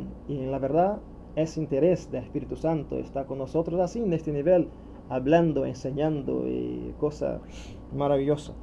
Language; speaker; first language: Spanish; non-native, learner; Portuguese